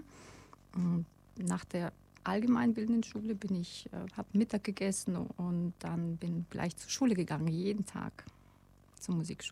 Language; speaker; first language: German; non-native, fluent; Russian